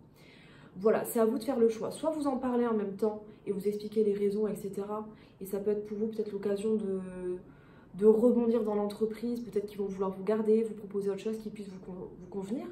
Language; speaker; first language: French; native; French